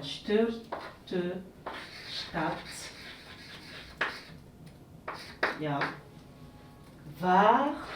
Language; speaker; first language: German; non-native, fluent; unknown